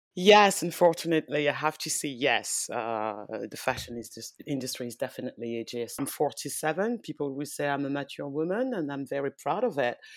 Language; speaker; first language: English; early bilingual, heritage; French